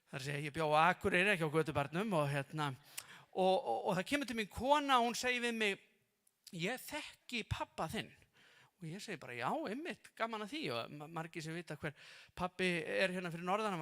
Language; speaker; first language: Icelandic; native; Icelandic